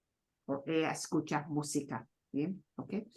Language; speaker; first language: Spanish; non-native, fluent; English